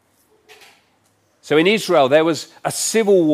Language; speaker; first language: English; native; English